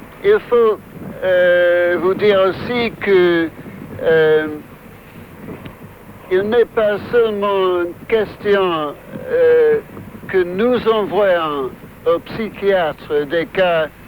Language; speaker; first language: French; non-native, fluent; English